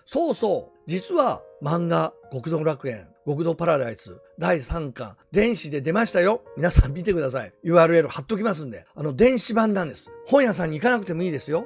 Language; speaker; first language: Japanese; native; Japanese